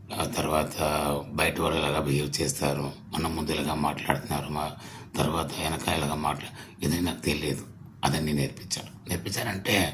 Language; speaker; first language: Telugu; non-native, learner; Tamil